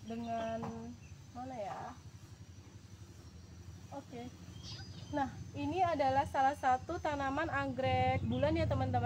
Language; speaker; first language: Indonesian; native; Indonesian